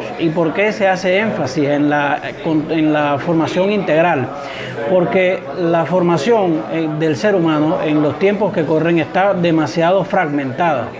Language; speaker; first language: Spanish; native; Spanish